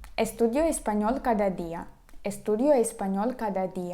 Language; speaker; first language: Spanish; non-native, fluent; Ukrainian